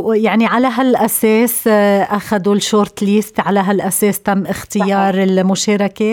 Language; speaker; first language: Arabic; native; Arabic